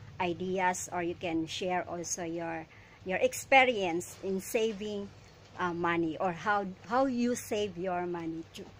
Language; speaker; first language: English; non-native, local second language; Filipino